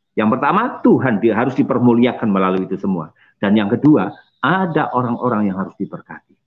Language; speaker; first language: Indonesian; non-native, local second language; Javanese